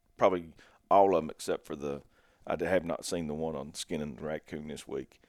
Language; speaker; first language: English; native; English